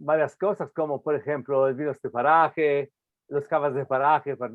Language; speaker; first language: Spanish; non-native, fluent; Italian